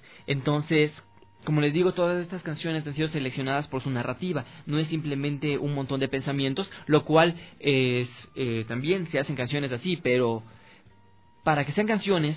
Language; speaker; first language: Spanish; native; Spanish